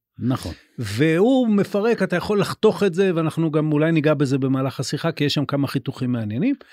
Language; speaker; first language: Hebrew; native; Hebrew